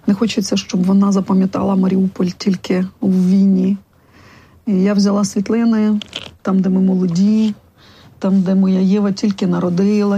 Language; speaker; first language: Polish; non-native, learner; Ukrainian